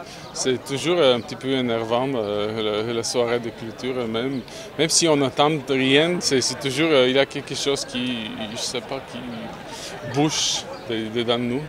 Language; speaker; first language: French; non-native, fluent; Bulgarian